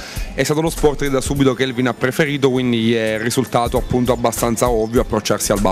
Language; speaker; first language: Italian; native; Italian